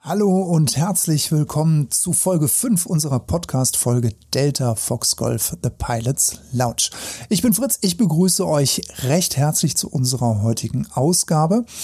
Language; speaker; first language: German; native; German